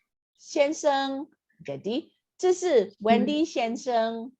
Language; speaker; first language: Chinese; non-native, fluent; Indonesian